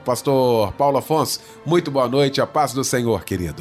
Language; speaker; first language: Portuguese; native; Portuguese